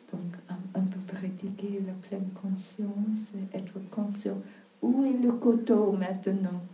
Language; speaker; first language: French; non-native, fluent; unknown